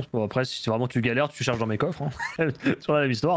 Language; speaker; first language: French; native; French